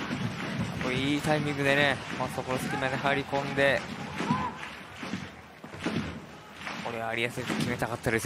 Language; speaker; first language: Japanese; native; Japanese